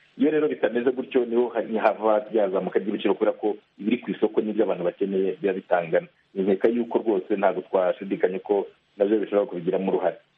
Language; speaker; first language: Kinyarwanda; native; Kinyarwanda